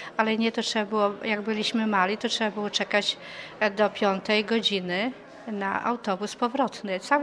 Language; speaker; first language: Polish; non-native, local second language; Ukrainian